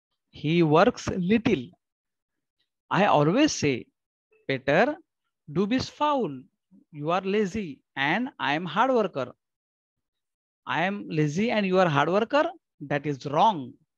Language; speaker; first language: English; non-native, local second language; Marathi